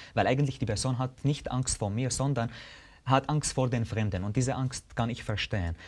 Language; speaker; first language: German; non-native, fluent; Arabic